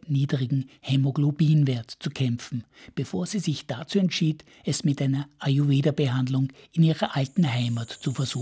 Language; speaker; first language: German; native; German